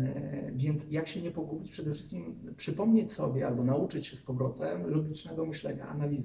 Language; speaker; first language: Polish; native; Polish